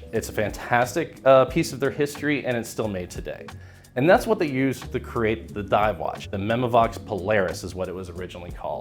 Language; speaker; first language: English; native; English